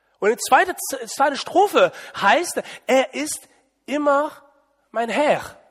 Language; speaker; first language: German; non-native, fluent; French